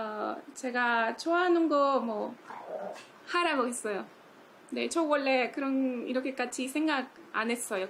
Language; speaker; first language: Korean; non-native, learner; Spanish